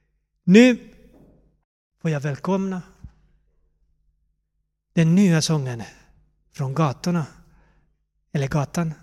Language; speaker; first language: Swedish; non-native, fluent; Finnish